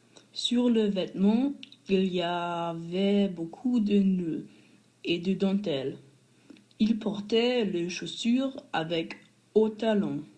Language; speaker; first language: French; non-native, learner; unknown